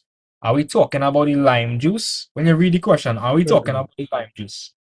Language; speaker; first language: English; native; English